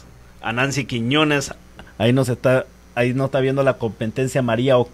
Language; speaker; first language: Spanish; native; Spanish